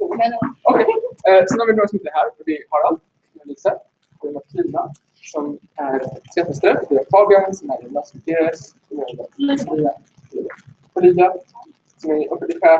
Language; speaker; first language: Swedish; native; Swedish